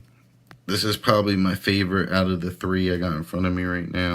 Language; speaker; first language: English; native; English